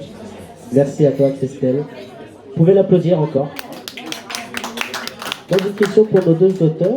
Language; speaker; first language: French; native; French